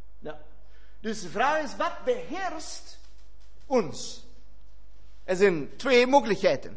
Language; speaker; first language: Dutch; non-native, fluent; German